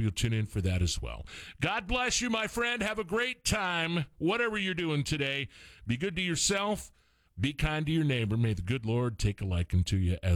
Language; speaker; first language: English; native; English